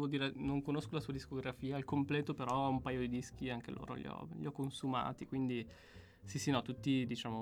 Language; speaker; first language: Italian; native; Italian